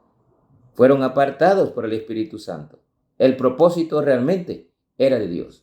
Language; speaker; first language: Spanish; native; Spanish